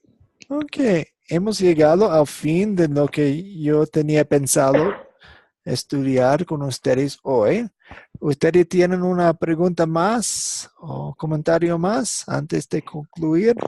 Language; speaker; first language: Spanish; non-native, fluent; English